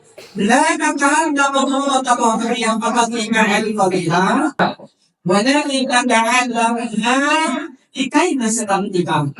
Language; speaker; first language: Arabic; non-native, fluent; Indonesian